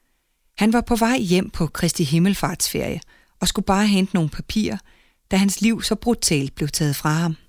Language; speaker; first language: Danish; native; Danish